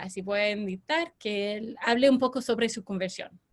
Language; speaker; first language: Spanish; non-native, fluent; English